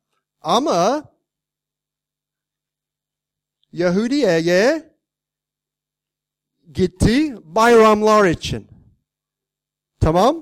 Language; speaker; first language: Turkish; non-native, fluent; English